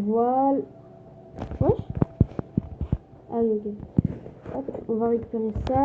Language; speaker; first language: French; native; French